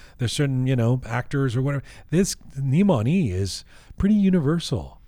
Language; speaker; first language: English; early bilingual, other home language; Persian